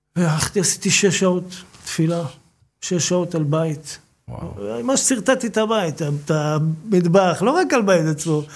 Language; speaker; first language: Hebrew; native; Hebrew